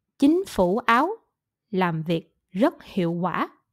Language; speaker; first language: Vietnamese; non-native, learner; German